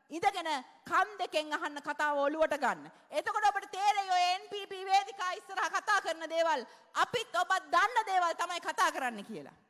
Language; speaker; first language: Sinhala; native; Sinhala